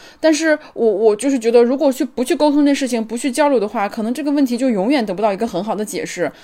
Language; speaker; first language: Chinese; native; Chinese